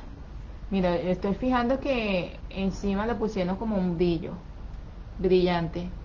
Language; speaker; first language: Spanish; non-native, fluent; Chinese